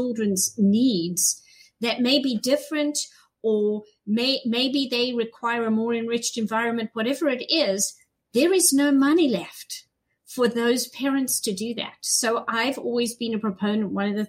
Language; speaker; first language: English; native; English